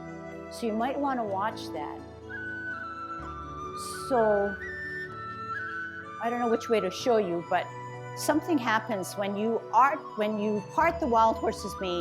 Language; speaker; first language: English; native; English